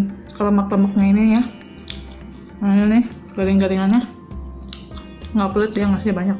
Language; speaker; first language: Indonesian; native; Indonesian